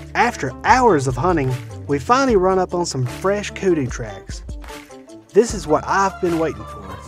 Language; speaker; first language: English; native; English